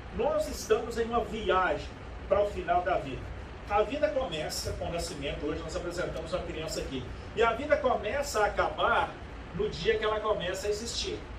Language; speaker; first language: Portuguese; native; Portuguese